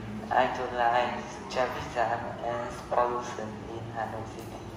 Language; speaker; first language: English; non-native, learner; Vietnamese